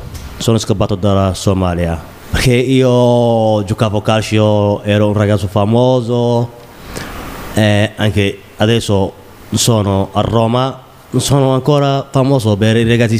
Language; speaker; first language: Italian; non-native, learner; Somali